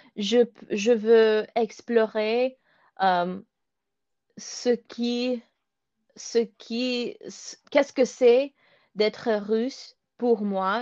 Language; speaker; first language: French; non-native, learner; Russian